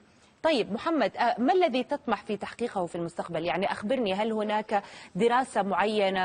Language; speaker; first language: Arabic; native; Arabic